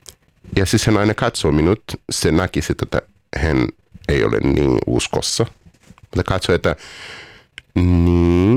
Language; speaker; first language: Finnish; non-native, fluent; Portuguese